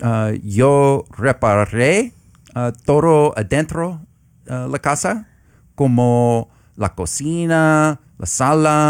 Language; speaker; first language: Spanish; non-native, learner; English